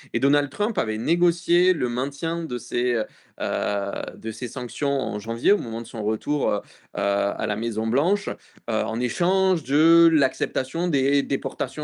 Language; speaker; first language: French; native; French